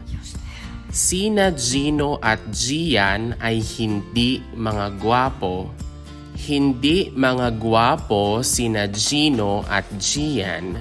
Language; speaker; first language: Filipino; non-native, local second language; Hiligaynon